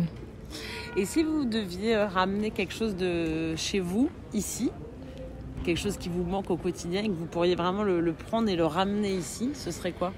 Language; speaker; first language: French; native; French